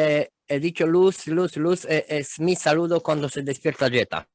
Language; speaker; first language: Spanish; non-native, fluent; Romanian